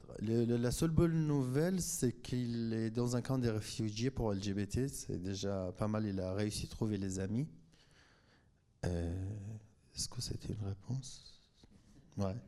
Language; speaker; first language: French; non-native, fluent; Kurdish